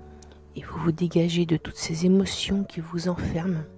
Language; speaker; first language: French; native; French